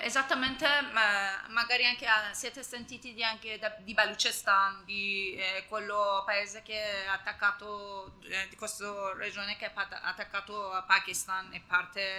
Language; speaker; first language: Italian; non-native, learner; Persian